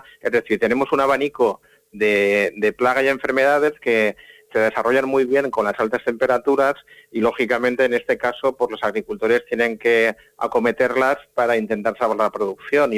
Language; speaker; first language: Spanish; native; Spanish